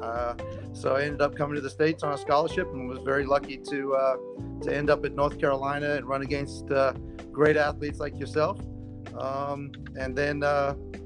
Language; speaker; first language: English; native; English